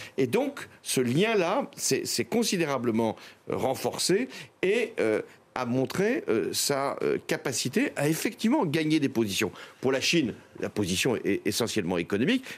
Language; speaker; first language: French; native; French